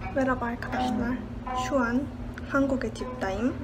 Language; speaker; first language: Turkish; non-native, fluent; Korean